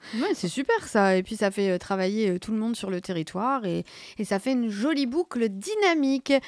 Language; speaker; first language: French; native; French